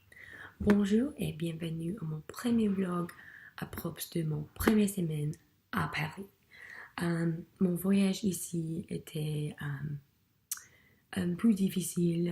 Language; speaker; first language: French; non-native, learner; English